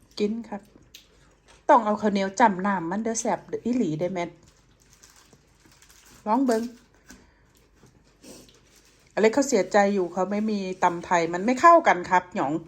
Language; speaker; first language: Thai; native; Thai